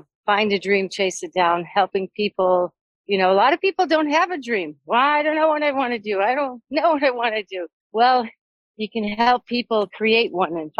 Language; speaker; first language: English; native; English